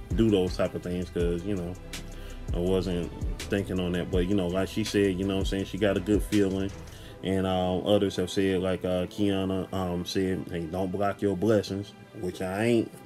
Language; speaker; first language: English; native; English